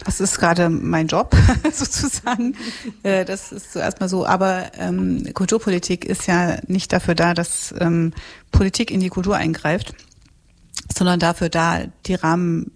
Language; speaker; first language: German; native; German